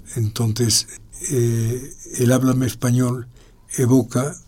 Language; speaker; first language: Spanish; native; Spanish